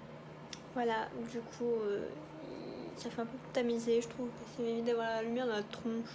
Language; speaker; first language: French; native; French